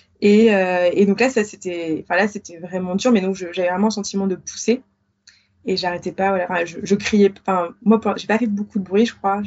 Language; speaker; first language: French; native; French